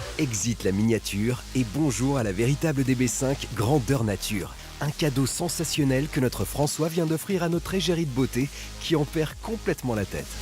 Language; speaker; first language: French; native; French